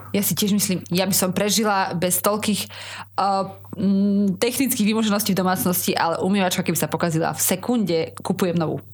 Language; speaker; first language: Slovak; native; Slovak